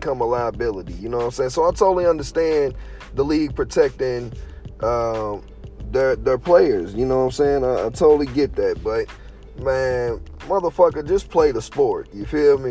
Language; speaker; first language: English; native; English